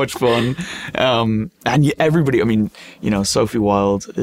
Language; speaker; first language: English; native; English